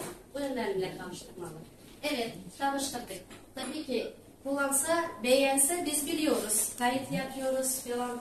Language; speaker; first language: Turkish; non-native, learner; Turkmen